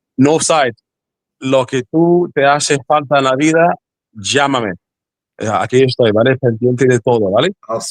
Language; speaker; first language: Spanish; native; Spanish